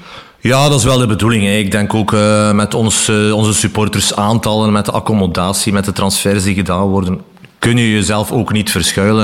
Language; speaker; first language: Dutch; native; Dutch